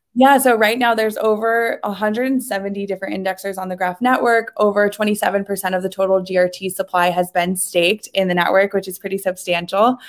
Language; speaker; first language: English; native; English